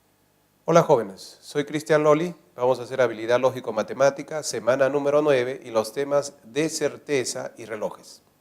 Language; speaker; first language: Spanish; native; Spanish